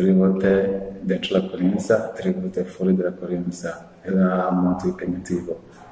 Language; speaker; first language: Italian; non-native, fluent; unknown